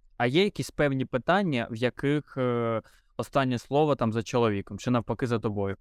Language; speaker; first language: Ukrainian; non-native, local second language; Russian